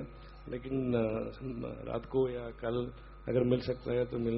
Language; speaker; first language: Hindi; non-native, local second language; Malayalam